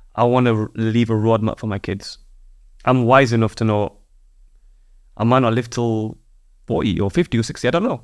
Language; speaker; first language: English; native; English